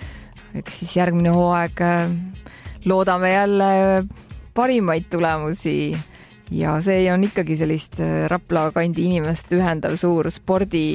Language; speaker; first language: Estonian; native; Estonian